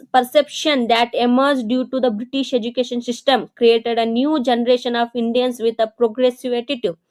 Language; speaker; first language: English; non-native, local second language; Kannada